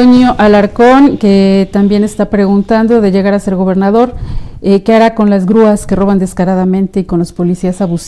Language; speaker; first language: Spanish; native; Spanish